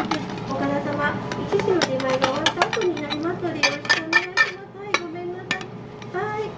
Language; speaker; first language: Japanese; native; Japanese